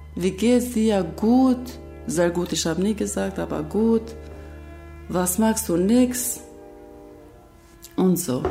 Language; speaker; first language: German; non-native, learner; Albanian